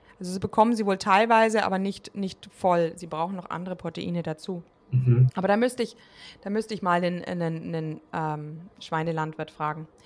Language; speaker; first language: German; native; German